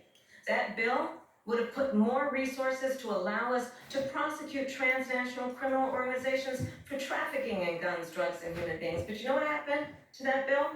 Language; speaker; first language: English; native; English